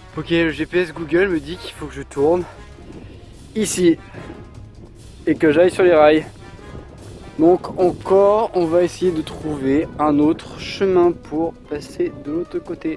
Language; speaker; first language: French; native; French